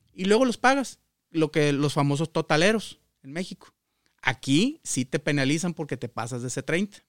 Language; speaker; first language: Spanish; native; Spanish